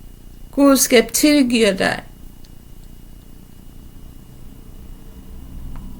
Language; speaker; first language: Danish; non-native, learner; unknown